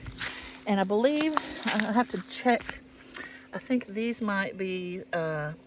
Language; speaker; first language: English; native; English